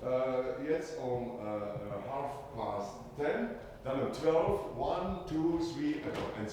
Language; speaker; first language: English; non-native, learner; German